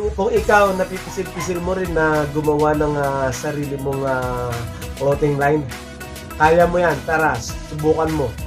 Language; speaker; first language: Filipino; non-native, local second language; Bikol